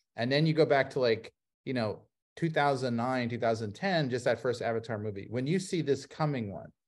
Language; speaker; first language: English; native; English